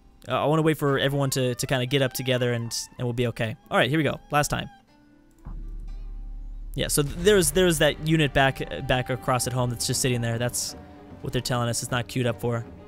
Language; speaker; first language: English; native; English